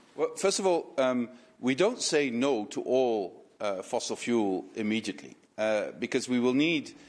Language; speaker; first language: English; non-native, fluent; Dutch